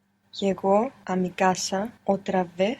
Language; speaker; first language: Spanish; non-native, learner; English